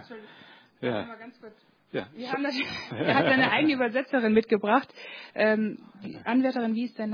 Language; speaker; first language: German; native; German